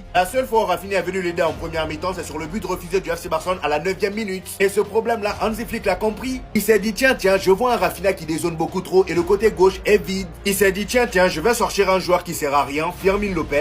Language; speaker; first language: French; native; French